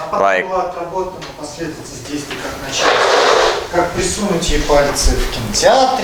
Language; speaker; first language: Russian; native; Russian